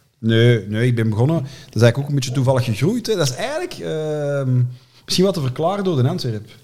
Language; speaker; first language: Dutch; native; Dutch